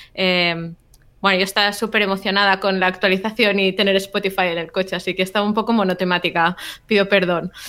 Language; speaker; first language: Spanish; native; Spanish